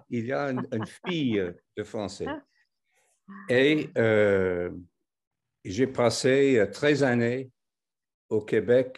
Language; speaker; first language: French; non-native, fluent; English